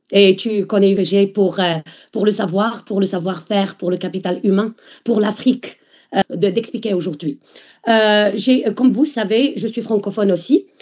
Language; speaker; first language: French; non-native, local second language; Arabic